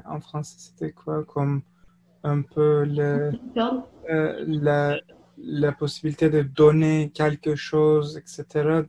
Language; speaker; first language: French; non-native, fluent; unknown